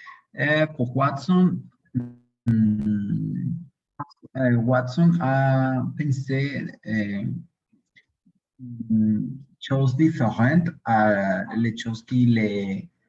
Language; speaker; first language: French; non-native, learner; Spanish